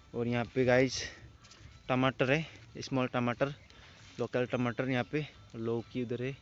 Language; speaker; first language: Hindi; non-native, local second language; Assamese